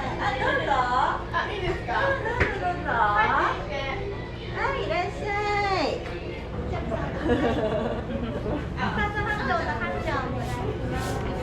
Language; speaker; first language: Japanese; native; Japanese